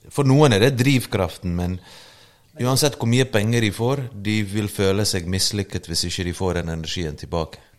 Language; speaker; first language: Norwegian; early bilingual, other home language; Bosnian